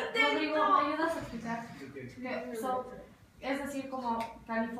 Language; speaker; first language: Spanish; early bilingual, heritage; Spanish